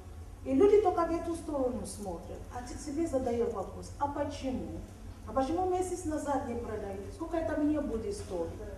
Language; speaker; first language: Russian; non-native, fluent; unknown